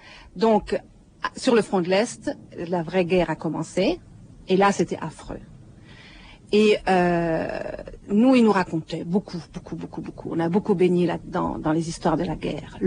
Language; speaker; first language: French; native; French